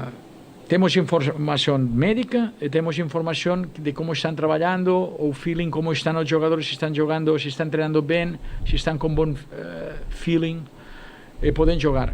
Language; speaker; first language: Portuguese; non-native, fluent; Spanish